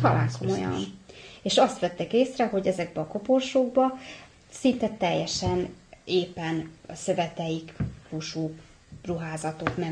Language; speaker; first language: Hungarian; native; Hungarian